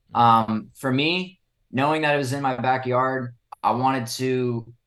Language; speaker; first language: English; native; English